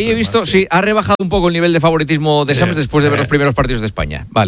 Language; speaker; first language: Spanish; native; Spanish